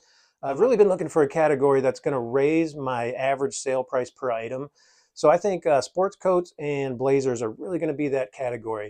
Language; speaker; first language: English; native; English